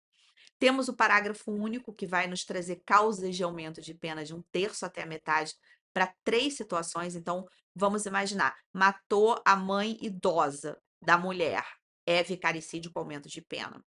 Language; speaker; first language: Portuguese; native; Portuguese